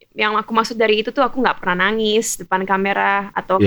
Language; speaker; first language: Indonesian; early bilingual, other home language; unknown